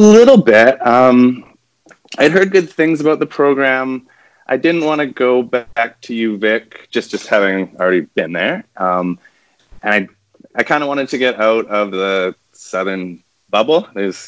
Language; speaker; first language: English; native; English